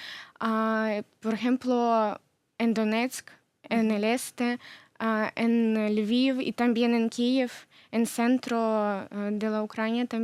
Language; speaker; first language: Spanish; non-native, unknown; Ukrainian